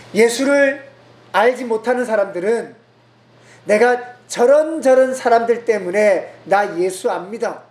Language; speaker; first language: Korean; native; Korean